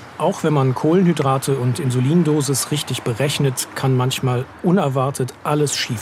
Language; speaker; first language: German; native; German